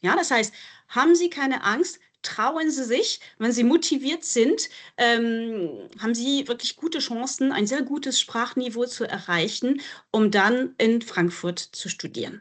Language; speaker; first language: German; non-native, fluent; French